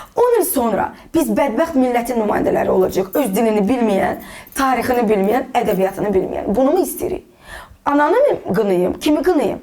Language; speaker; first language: Azerbaijani; non-native, local second language; Russian